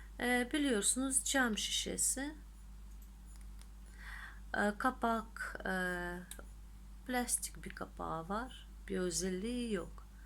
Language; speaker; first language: Turkish; non-native, fluent; Russian